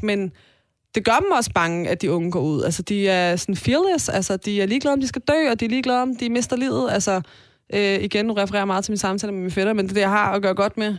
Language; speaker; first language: Danish; early bilingual, other home language; Persian